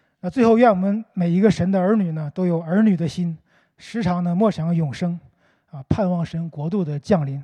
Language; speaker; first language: Chinese; native; Chinese